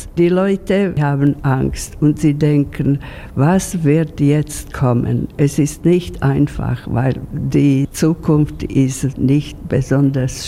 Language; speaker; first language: German; non-native, fluent; Slovak